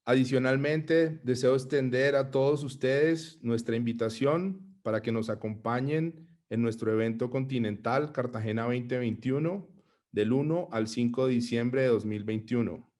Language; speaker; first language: Spanish; native; Spanish